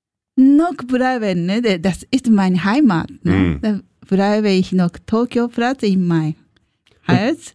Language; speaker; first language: German; non-native, learner; Japanese